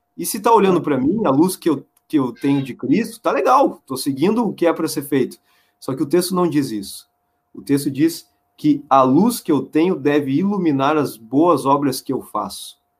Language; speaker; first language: Portuguese; native; Portuguese